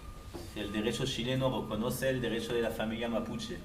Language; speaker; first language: Spanish; native; Spanish